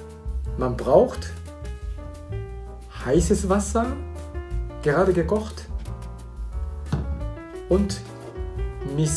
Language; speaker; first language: German; non-native, fluent; Japanese